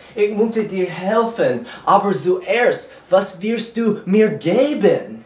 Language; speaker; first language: German; non-native, learner; English